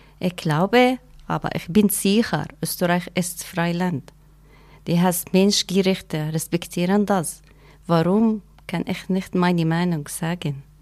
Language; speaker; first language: German; non-native, learner; Kurdish